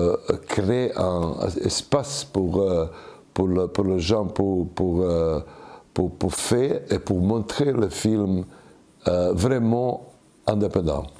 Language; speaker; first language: French; non-native, learner; Serbian